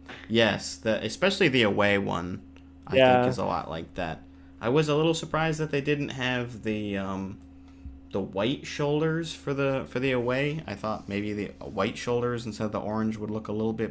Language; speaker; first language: English; native; English